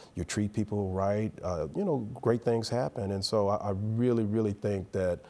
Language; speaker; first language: English; native; English